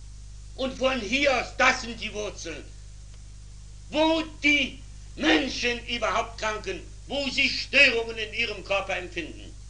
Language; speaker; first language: German; native; German